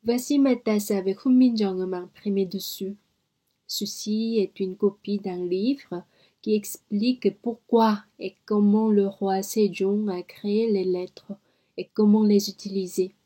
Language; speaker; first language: French; non-native, learner; Korean